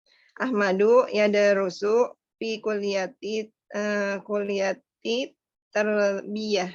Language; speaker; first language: Arabic; non-native, learner; Indonesian